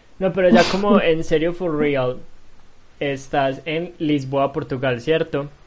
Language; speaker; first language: Spanish; native; Spanish